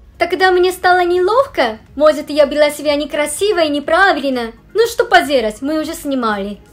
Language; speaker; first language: Russian; non-native, fluent; Japanese